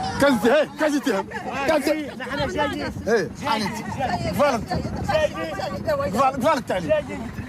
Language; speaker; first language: Arabic; native; Arabic